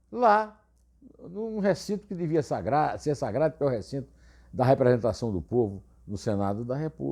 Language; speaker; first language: Portuguese; native; Portuguese